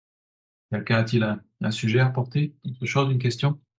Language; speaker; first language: French; native; French